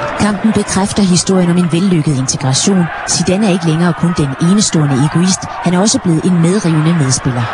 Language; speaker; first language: Danish; native; Danish